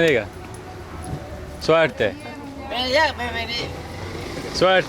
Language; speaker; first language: Spanish; non-native, learner; English